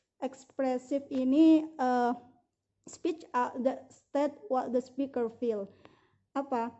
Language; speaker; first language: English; non-native, learner; Indonesian